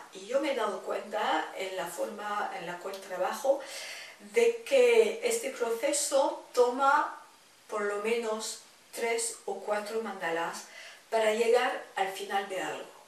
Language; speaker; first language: Spanish; non-native, fluent; French